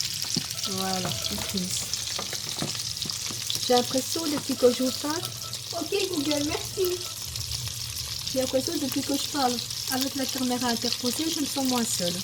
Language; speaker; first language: French; native; French